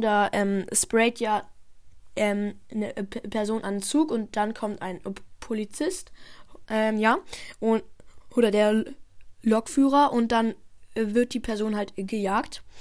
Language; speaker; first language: German; native; German